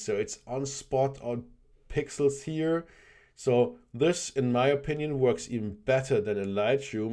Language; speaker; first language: English; non-native, fluent; German